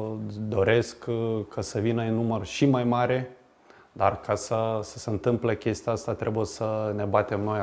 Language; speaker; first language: Romanian; non-native, fluent; Lithuanian